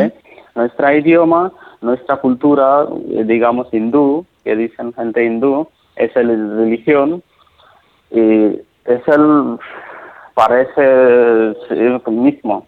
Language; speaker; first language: Spanish; non-native, learner; Nepali